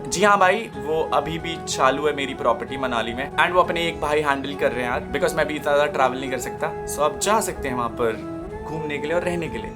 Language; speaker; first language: Hindi; native; Hindi